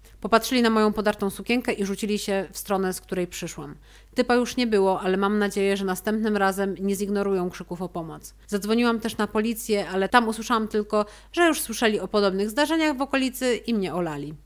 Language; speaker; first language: Polish; native; Polish